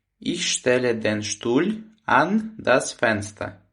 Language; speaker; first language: German; non-native, fluent; Ukrainian